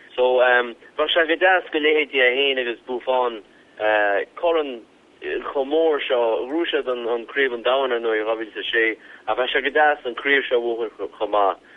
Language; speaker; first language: Irish; native; Irish